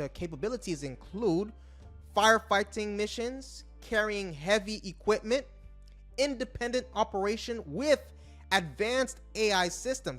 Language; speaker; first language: English; native; English